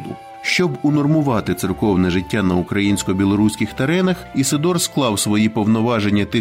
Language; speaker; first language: Ukrainian; native; Ukrainian